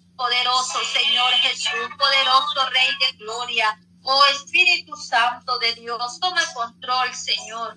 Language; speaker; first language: Spanish; native; Spanish